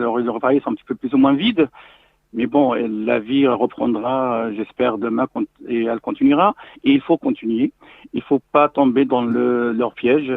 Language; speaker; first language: French; non-native, local second language; Arabic